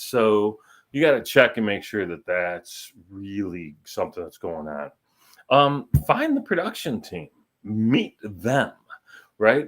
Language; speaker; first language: English; native; English